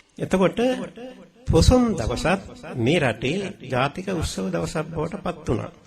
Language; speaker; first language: Sinhala; native; Sinhala